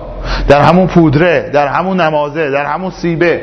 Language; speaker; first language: Persian; native; Persian